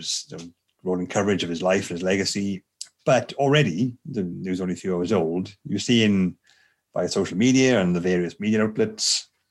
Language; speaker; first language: English; native; English